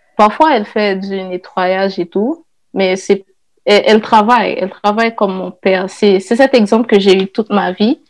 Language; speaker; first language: French; non-native, local second language; Haitian Creole